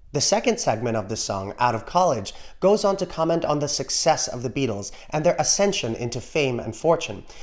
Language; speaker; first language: English; native; English